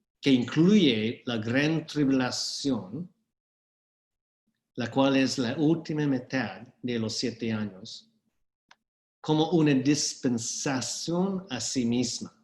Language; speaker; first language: Spanish; non-native, fluent; English